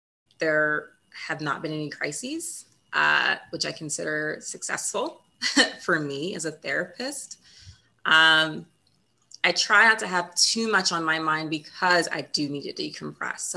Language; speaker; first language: English; native; English